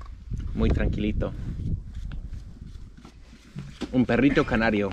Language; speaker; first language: Spanish; non-native, fluent; English